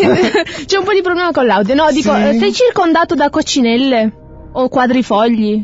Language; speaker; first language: Italian; native; Italian